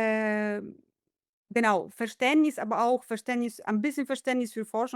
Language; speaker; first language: German; non-native, fluent; Polish